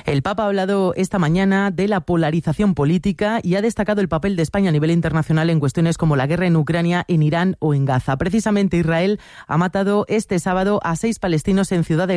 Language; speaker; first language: Spanish; native; Spanish